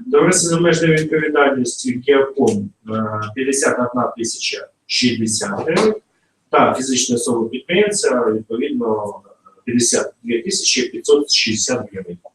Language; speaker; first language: Ukrainian; non-native, local second language; Russian